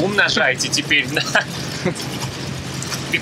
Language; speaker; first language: Russian; native; Russian